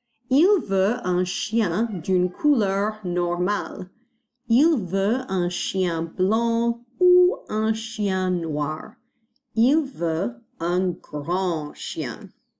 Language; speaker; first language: French; non-native, fluent; English